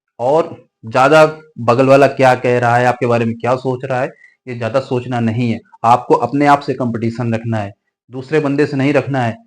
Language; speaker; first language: Hindi; native; Hindi